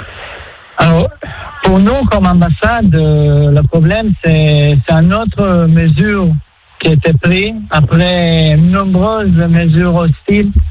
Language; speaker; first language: French; non-native, fluent; Hebrew